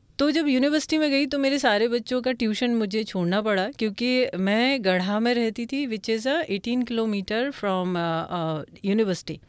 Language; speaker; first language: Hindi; non-native, local second language; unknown